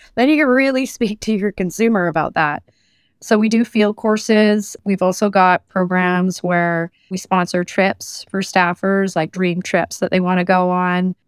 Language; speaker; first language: English; native; English